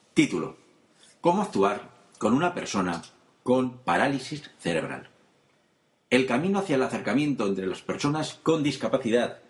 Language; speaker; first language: Spanish; native; Spanish